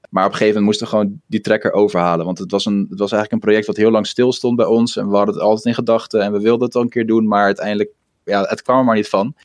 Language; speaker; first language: Dutch; early bilingual, other home language; Russian